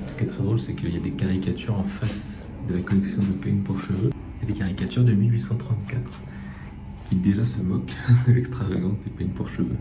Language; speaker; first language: French; native; French